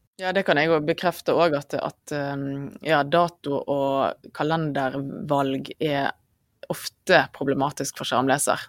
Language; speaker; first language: Norwegian; native; Norwegian